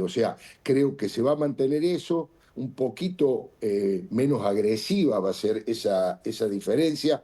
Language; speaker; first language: Spanish; native; Spanish